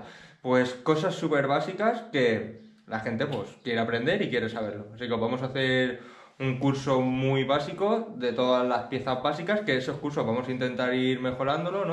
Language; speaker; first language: Spanish; native; Spanish